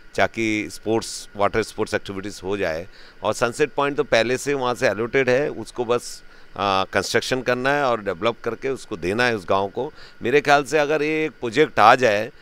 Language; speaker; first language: Hindi; native; Hindi